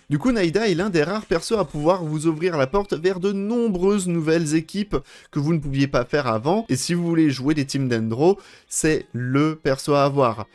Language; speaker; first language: French; native; French